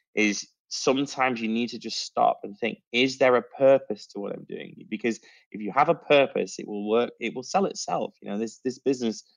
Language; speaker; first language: English; native; English